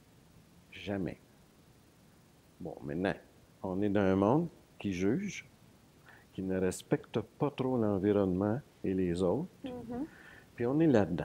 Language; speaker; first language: French; native; French